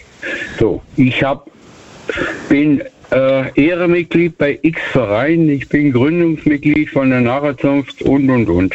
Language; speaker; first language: German; native; German